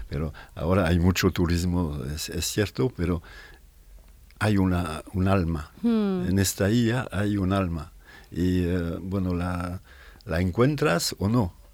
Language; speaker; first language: Spanish; non-native, fluent; French